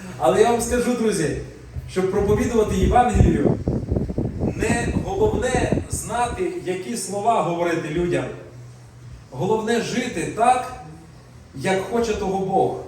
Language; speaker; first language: Ukrainian; non-native, local second language; Russian